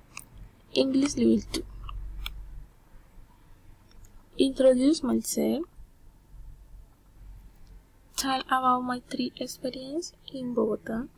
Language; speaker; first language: English; non-native, learner; Spanish